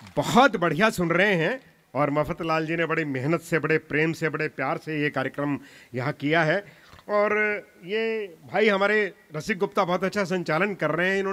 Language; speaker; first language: Hindi; non-native, local second language; Punjabi